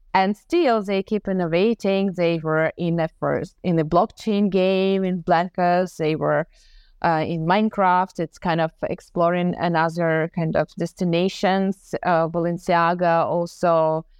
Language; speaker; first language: English; non-native, fluent; Ukrainian